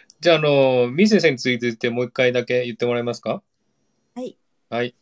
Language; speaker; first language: Japanese; non-native, fluent; Korean